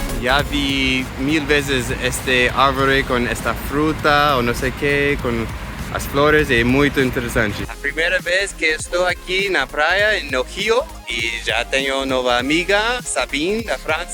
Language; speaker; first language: Portuguese; non-native, fluent; English